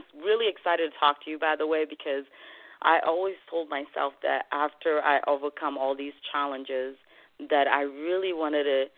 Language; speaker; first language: English; non-native, fluent; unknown